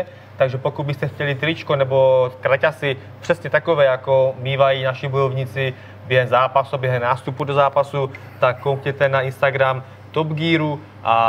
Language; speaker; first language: Czech; native; Czech